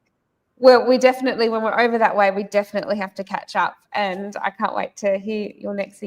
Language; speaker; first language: English; native; English